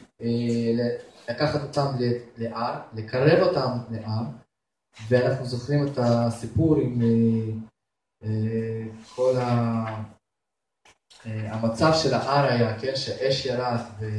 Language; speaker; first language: Hebrew; non-native, fluent; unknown